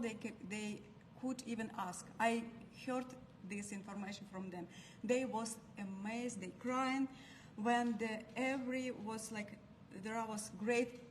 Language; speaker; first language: English; non-native, learner; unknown